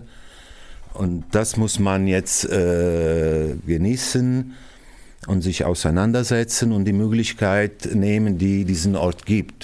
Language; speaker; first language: German; non-native, fluent; Italian